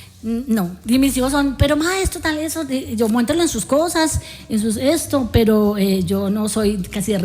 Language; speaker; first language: Spanish; native; Spanish